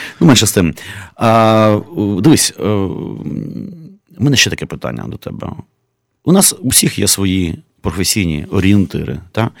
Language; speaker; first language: Ukrainian; native; Ukrainian